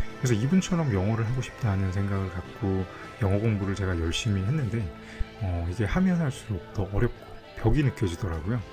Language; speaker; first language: Korean; native; Korean